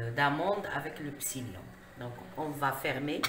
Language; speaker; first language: French; non-native, local second language; Arabic